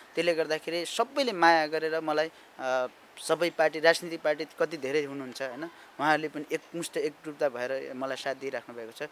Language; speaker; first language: Nepali; non-native, local second language; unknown